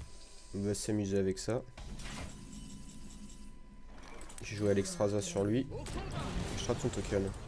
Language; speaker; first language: French; native; French